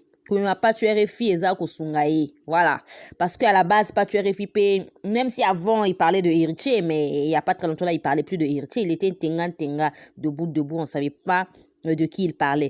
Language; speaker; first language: French; non-native, local second language; Lingala